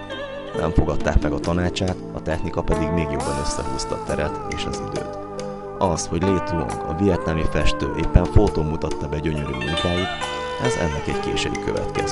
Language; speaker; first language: Hungarian; native; Hungarian